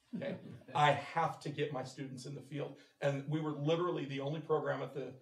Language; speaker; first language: English; native; English